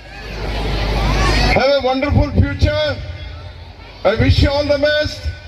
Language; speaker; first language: English; non-native, local second language; Telugu